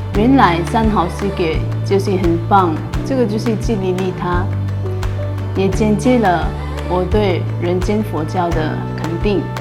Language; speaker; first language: Chinese; non-native, fluent; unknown